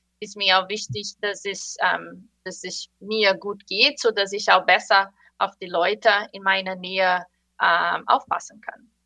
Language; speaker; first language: German; non-native, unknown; Portuguese